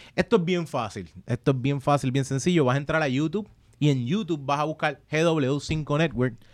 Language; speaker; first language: Spanish; native; Spanish